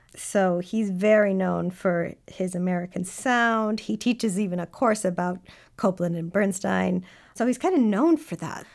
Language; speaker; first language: English; native; English